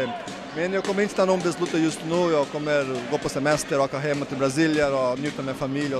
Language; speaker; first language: Swedish; non-native, learner; Portuguese